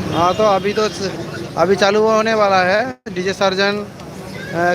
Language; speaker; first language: Hindi; non-native, local second language; Bangla